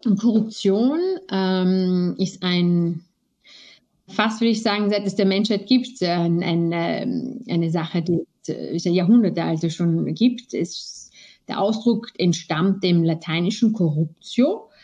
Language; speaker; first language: German; early bilingual, other home language; Armenian